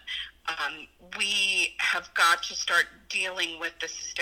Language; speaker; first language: English; native; English